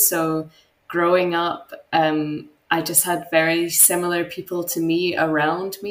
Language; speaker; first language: English; native; English